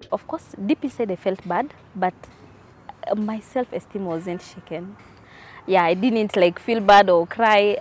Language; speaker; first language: English; non-native, local second language; Kikuyu